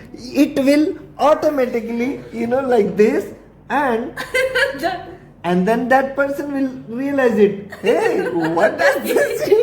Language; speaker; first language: English; non-native, fluent; Hindi